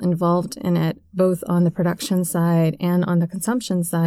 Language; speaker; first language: English; native; English